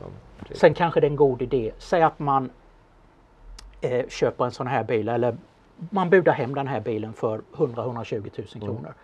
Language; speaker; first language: Swedish; native; Swedish